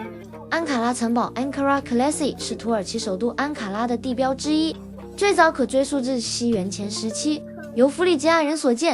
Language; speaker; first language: Chinese; native; Chinese